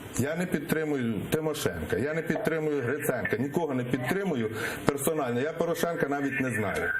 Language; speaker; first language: Ukrainian; non-native, local second language; Russian